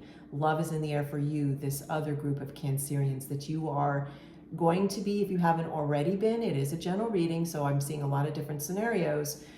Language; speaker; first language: English; native; English